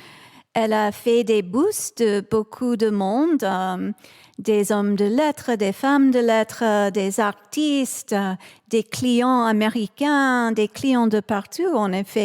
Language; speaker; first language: French; non-native, fluent; English